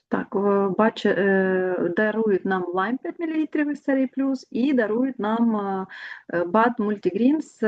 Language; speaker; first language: Ukrainian; non-native, local second language; Russian